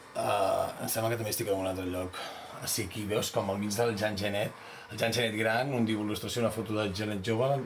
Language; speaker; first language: Catalan; native; Catalan